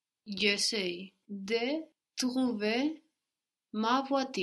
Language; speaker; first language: French; non-native, learner; English